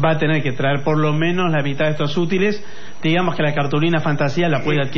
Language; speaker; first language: Spanish; native; Spanish